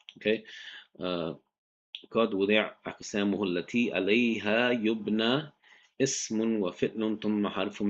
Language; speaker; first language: Arabic; non-native, fluent; English